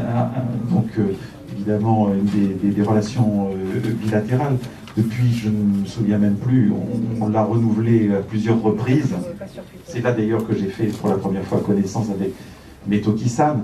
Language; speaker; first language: French; native; French